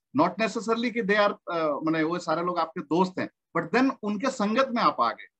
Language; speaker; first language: Hindi; native; Hindi